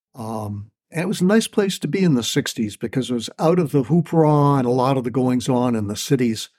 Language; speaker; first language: English; native; English